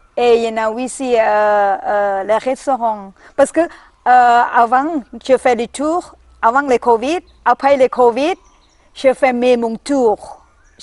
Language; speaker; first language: French; non-native, learner; Thai